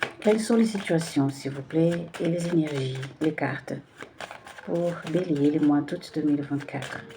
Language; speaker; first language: French; non-native, fluent; Portuguese